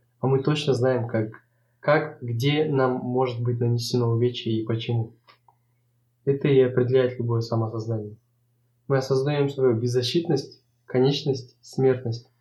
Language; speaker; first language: Russian; non-native, local second language; Kazakh